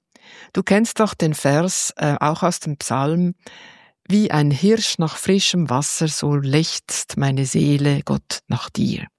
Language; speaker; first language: German; native; German